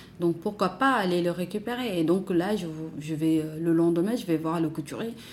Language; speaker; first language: French; non-native, local second language; Wolof